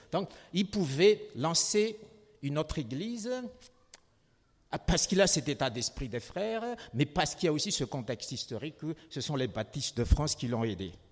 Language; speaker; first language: French; non-native, local second language; Malagasy